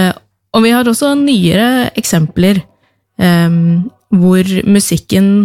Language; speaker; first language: Norwegian; native; Norwegian